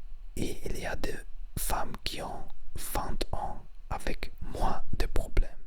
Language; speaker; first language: French; non-native, learner; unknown